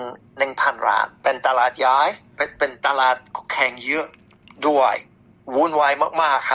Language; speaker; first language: Thai; non-native, fluent; English